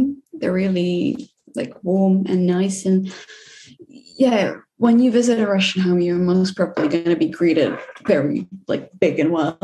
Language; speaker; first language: English; non-native, fluent; Czech